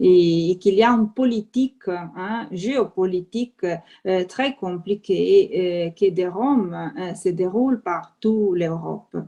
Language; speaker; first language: French; non-native, fluent; Italian